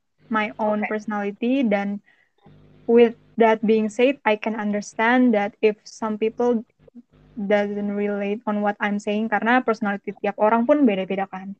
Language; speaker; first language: English; non-native, fluent; Indonesian